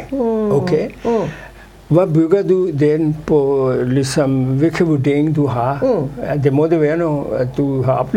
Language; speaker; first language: Danish; non-native, fluent; Urdu